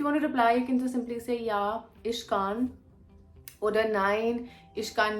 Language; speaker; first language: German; non-native, fluent; Hindi